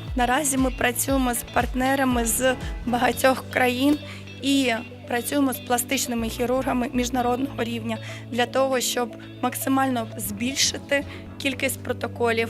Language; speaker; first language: Ukrainian; native; Ukrainian